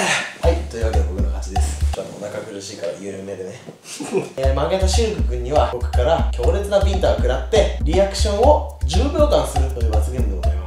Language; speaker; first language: Japanese; native; Japanese